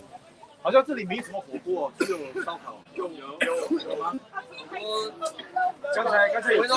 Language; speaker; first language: Chinese; early bilingual, heritage; Chinese